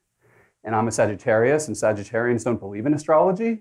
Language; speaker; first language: English; native; English